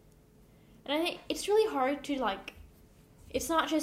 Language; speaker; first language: English; non-native, fluent; Norwegian